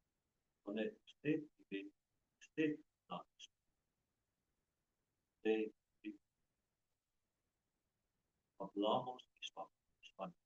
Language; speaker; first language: Spanish; non-native, learner; English